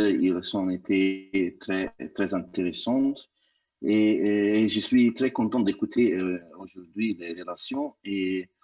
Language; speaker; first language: French; non-native, fluent; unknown